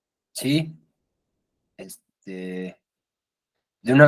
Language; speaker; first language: Spanish; native; Spanish